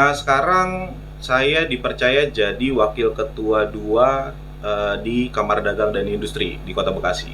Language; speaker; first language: Indonesian; native; Indonesian